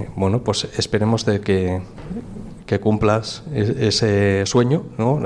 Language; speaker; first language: Spanish; native; Spanish